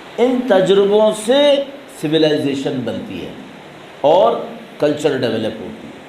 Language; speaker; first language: Urdu; native; Urdu